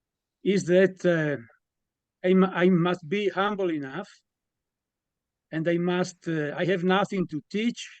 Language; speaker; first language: English; non-native, learner; Italian